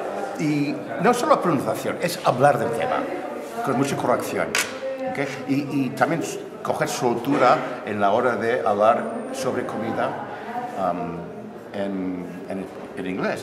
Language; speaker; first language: Spanish; non-native, fluent; English